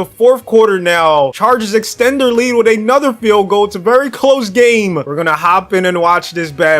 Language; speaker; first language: English; native; English